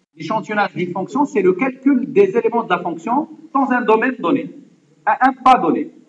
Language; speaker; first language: French; non-native, local second language; Arabic